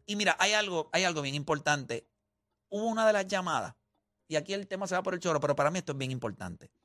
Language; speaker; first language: Spanish; native; Spanish